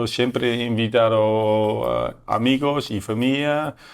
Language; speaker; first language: Spanish; non-native, learner; Dutch